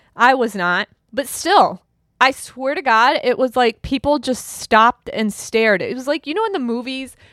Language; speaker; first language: English; early bilingual, other home language; German